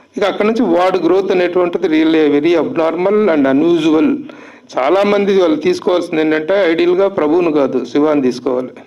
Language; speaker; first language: Telugu; native; Telugu